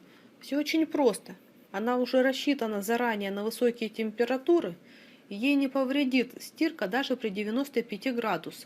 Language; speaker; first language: Russian; native; Russian